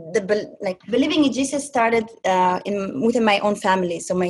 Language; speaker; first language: English; non-native, fluent; Hebrew